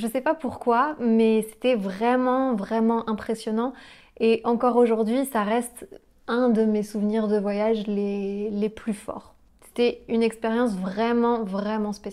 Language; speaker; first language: French; native; French